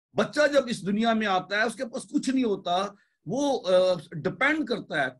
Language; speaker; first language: Urdu; native; Urdu